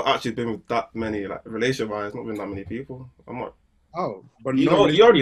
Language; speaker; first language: English; native; English